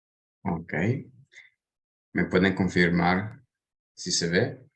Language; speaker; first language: Spanish; non-native, fluent; Italian